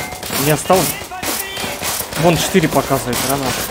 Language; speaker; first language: Russian; native; Russian